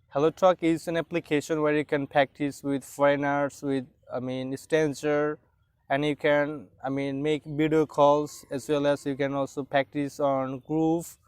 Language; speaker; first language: English; non-native, local second language; Bangla